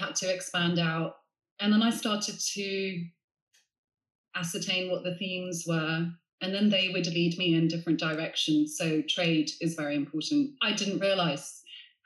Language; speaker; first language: English; native; English